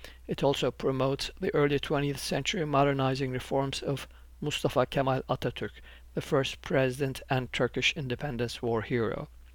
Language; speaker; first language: English; non-native, fluent; Turkish